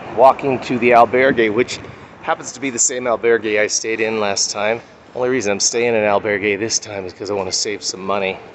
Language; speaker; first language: English; native; English